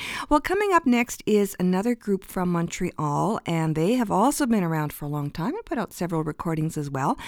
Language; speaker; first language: English; early bilingual, other home language; Ukrainian